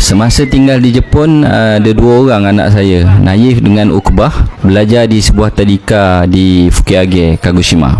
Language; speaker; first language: Malay; native; Malay